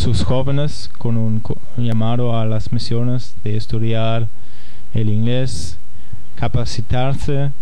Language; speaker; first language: Spanish; non-native, fluent; German